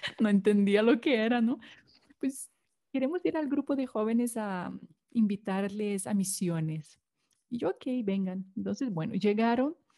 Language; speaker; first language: Spanish; non-native, fluent; Portuguese